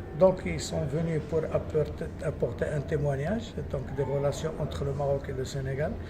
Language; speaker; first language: French; non-native, local second language; Arabic